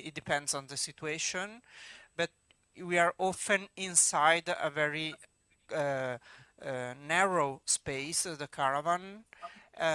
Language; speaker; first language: English; non-native, fluent; Italian